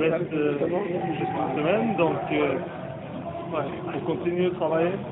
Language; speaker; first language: French; non-native, learner; Norwegian